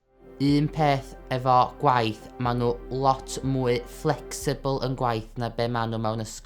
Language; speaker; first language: Welsh; native; Welsh